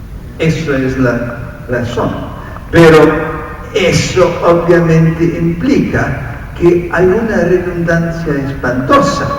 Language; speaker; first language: Spanish; non-native, fluent; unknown